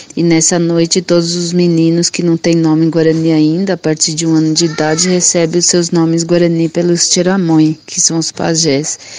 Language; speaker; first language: Portuguese; non-native, local second language; Guarani